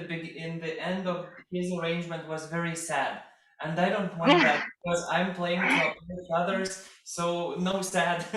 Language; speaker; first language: English; non-native, fluent; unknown